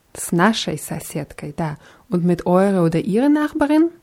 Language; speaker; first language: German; non-native, fluent; Russian